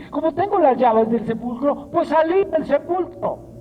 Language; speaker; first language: Spanish; native; Spanish